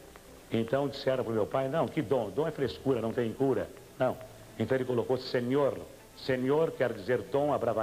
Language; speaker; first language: Portuguese; native; Portuguese